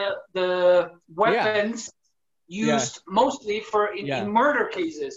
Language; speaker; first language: English; non-native, fluent; Spanish